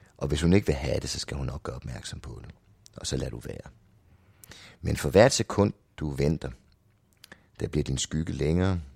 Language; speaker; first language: Danish; native; Danish